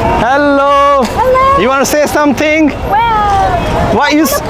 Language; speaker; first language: English; non-native, local second language; Urdu